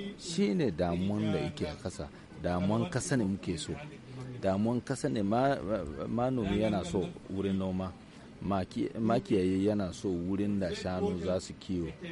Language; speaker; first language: Hausa; non-native, local second language; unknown